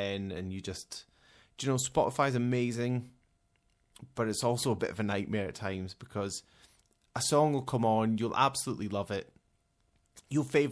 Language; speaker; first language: English; native; English